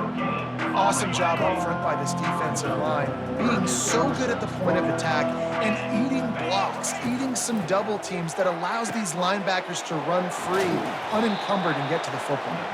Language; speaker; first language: English; native; English